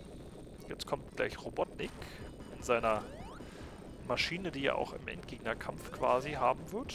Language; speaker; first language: German; native; German